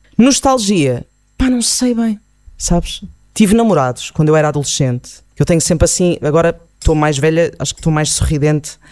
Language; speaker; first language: Portuguese; native; Portuguese